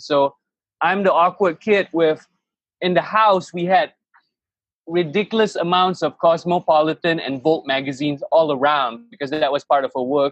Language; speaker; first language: English; non-native, local second language; Malay